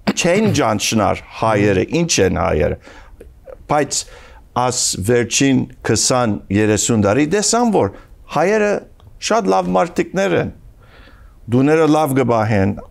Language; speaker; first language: Armenian; early bilingual, heritage; Armenian